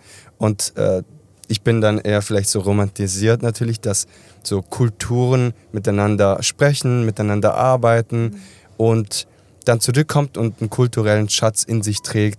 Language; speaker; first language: German; early bilingual, other home language; Italian